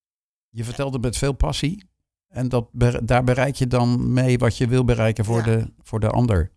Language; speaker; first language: Dutch; native; Dutch